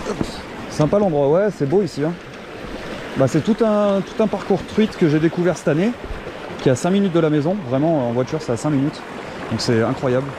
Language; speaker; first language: French; native; French